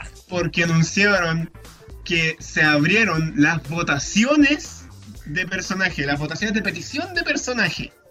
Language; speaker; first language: Spanish; native; Spanish